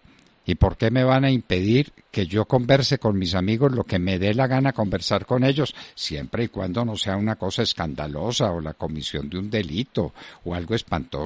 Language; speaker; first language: Spanish; native; Spanish